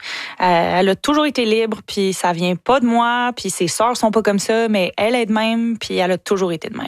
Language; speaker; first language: French; native; French